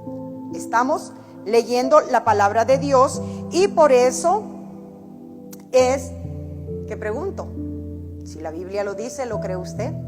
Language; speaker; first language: Spanish; native; Spanish